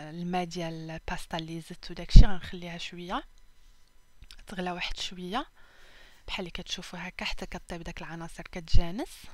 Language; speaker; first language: Arabic; native; Arabic